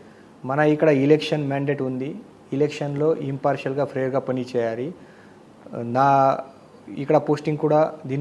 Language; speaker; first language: Telugu; non-native, learner; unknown